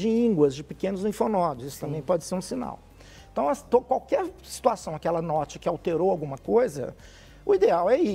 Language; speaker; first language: Portuguese; native; Portuguese